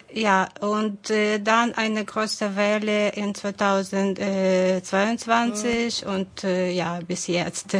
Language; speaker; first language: German; non-native, fluent; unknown